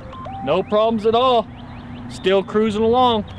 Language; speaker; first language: English; native; English